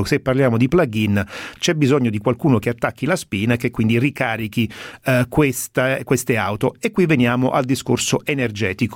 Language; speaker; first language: Italian; native; Italian